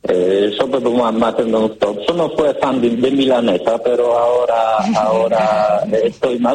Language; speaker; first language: Spanish; non-native, learner; Polish